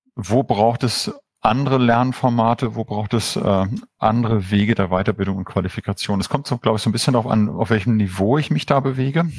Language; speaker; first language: German; native; German